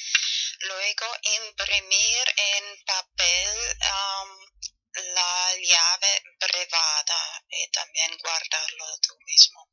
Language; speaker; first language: Spanish; non-native, fluent; German